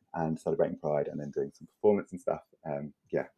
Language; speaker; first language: English; native; English